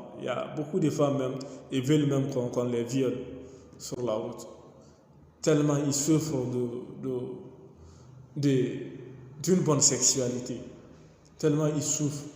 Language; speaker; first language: French; non-native, local second language; Mandingo